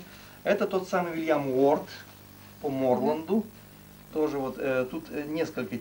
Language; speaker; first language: Russian; native; Russian